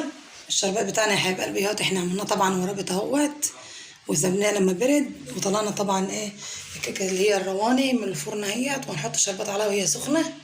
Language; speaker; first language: Arabic; native; Arabic